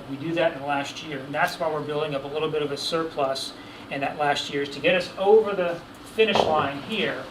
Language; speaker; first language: English; native; English